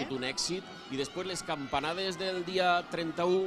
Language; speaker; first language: Catalan; native; Catalan